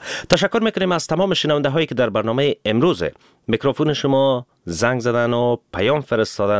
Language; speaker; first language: Persian; native; Persian